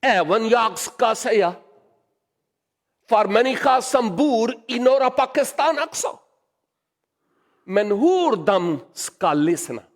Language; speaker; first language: Swedish; non-native, learner; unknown